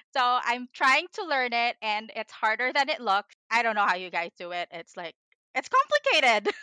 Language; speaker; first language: English; non-native, local second language; Filipino